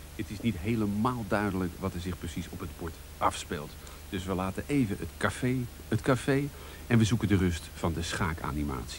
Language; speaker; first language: Dutch; native; Dutch